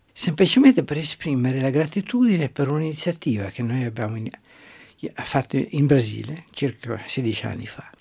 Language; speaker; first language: Italian; non-native, local second language; German